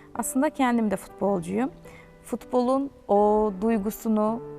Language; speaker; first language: Turkish; native; Turkish